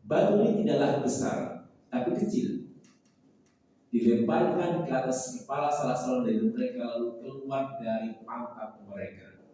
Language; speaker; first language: Indonesian; native; Indonesian